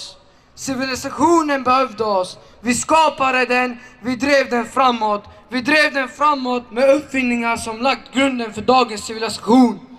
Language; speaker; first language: Swedish; early bilingual, other home language; Assyrian Neo-Aramaic